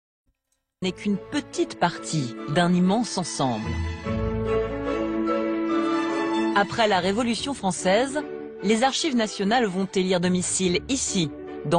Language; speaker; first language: French; native; French